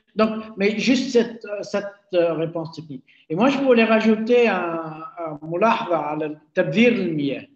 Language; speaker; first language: French; non-native, local second language; Arabic